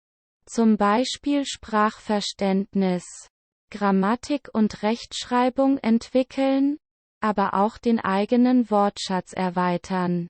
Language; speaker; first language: German; non-native, learner; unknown